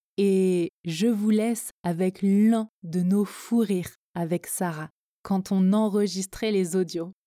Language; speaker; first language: French; native; French